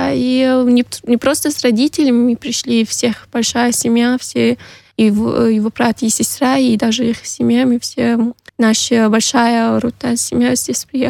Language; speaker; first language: Russian; non-native, learner; Arabic